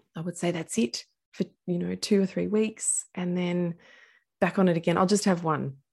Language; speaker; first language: English; native; English